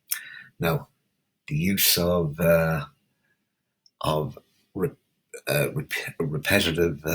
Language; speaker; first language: English; native; English